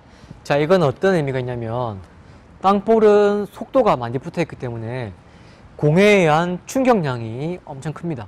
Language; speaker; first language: Korean; native; Korean